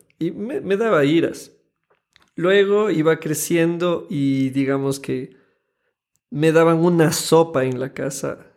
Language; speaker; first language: Spanish; native; Spanish